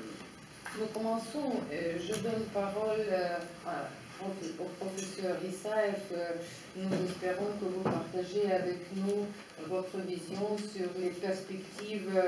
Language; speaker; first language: French; non-native, fluent; Russian